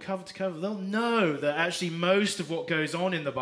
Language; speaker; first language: English; native; English